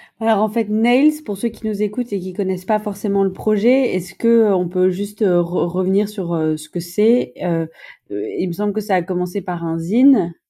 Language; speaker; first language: French; native; French